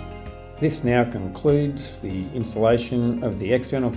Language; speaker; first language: English; native; English